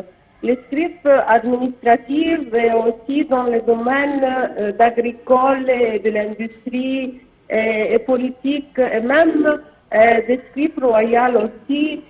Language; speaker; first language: French; non-native, fluent; Arabic